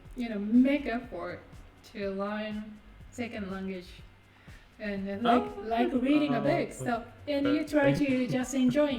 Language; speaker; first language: English; non-native, fluent; Japanese